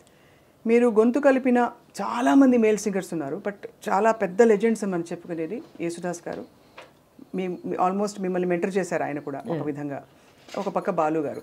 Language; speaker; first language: Telugu; native; Telugu